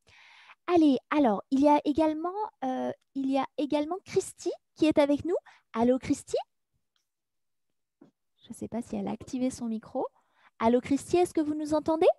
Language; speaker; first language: French; native; French